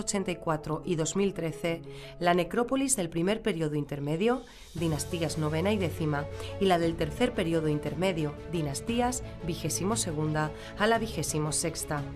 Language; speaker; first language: Spanish; native; Spanish